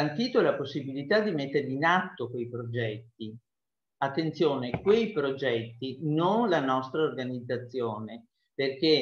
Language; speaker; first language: Italian; native; Italian